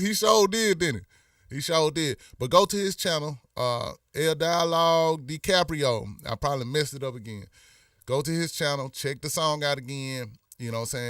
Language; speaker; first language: English; native; English